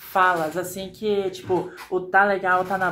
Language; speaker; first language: Portuguese; native; Portuguese